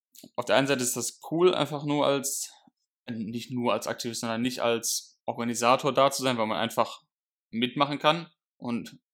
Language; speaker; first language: German; native; German